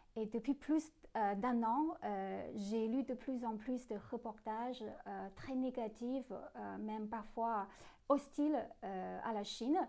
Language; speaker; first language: French; non-native, fluent; Chinese